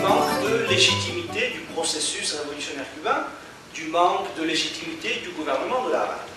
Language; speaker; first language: French; native; French